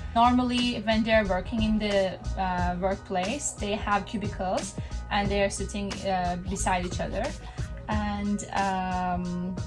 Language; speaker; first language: English; non-native, learner; Turkish